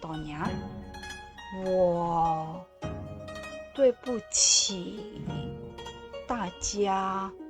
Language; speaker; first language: Chinese; non-native, fluent; Indonesian